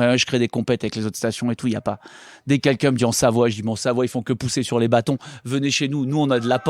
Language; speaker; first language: French; native; French